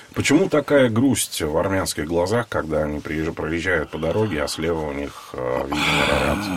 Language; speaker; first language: Russian; native; Russian